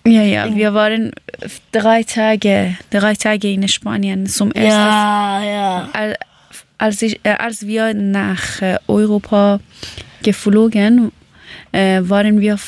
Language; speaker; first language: German; non-native, learner; Persian